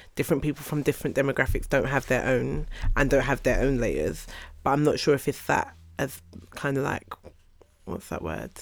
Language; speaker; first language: English; early bilingual, other home language; Yoruba